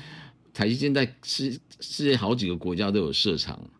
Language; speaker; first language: Chinese; native; Chinese